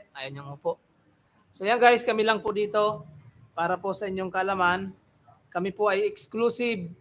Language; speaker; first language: Filipino; non-native, local second language; Bikol